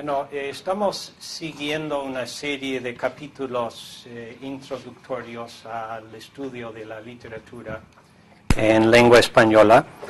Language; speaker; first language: Spanish; non-native, fluent; English